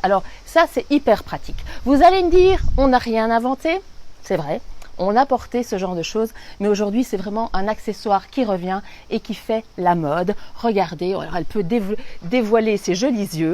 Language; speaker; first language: French; native; French